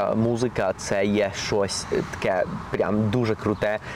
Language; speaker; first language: Ukrainian; non-native, fluent; Spanish